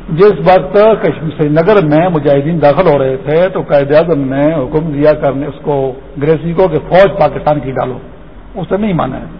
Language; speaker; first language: Urdu; non-native, local second language; Pashto